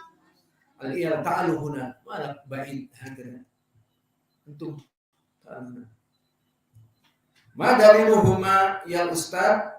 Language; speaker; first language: Arabic; non-native, fluent; Indonesian